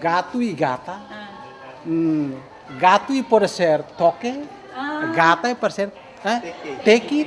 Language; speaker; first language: Portuguese; non-native, learner; Tetum